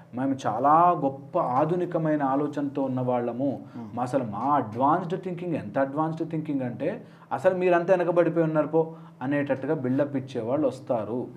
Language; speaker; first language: Telugu; native; Telugu